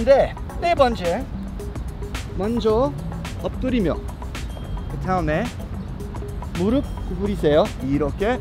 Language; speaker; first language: Korean; non-native, fluent; English